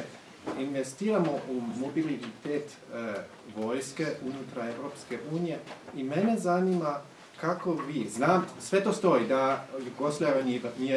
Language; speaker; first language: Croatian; early bilingual, heritage; Croatian